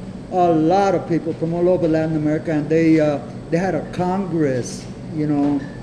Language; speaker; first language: English; non-native, fluent; Spanish